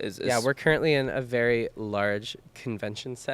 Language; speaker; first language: English; native; English